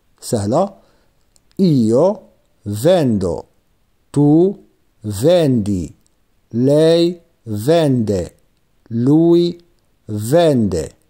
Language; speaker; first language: Italian; non-native, fluent; Arabic